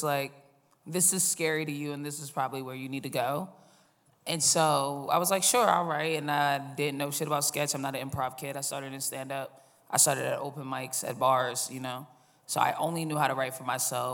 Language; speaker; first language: English; native; English